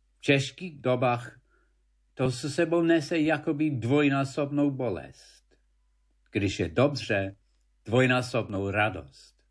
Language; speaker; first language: Czech; non-native, fluent; English